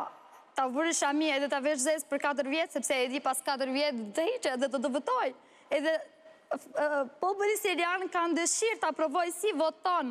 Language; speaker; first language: Albanian; non-native, learner; Arabic